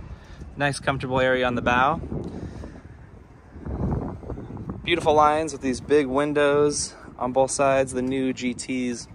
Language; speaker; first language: English; native; English